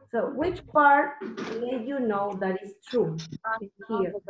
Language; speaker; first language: English; non-native, learner; Spanish